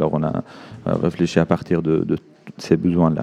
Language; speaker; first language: French; non-native, fluent; Arabic